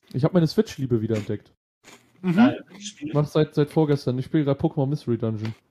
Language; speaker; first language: German; native; German